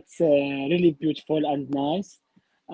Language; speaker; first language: English; non-native, learner; Arabic